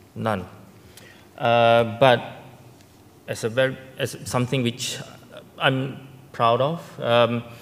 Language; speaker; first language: English; non-native, local second language; Malay